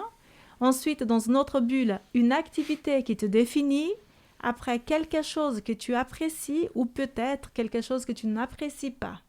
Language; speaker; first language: French; native; French